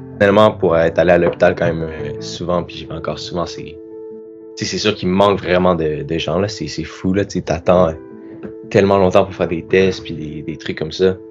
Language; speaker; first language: French; native; French